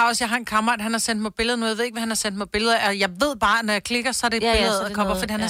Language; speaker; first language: Danish; native; Danish